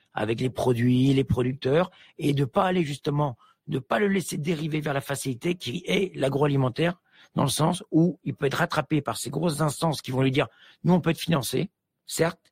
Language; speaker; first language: French; native; French